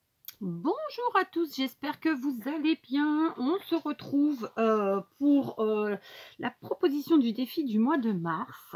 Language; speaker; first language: French; native; French